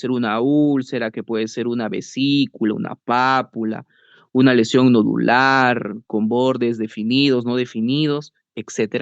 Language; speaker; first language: Spanish; native; Spanish